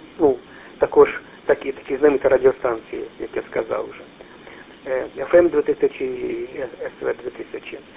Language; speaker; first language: Ukrainian; non-native, local second language; Russian